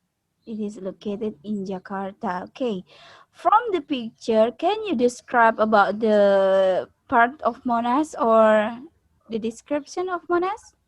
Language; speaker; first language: English; non-native, learner; Indonesian